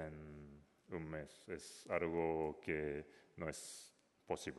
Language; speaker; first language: Spanish; non-native, learner; Japanese